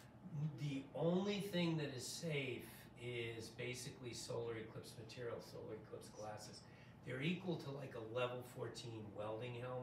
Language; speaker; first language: English; native; English